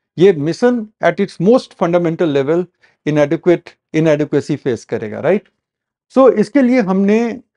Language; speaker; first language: Hindi; native; Hindi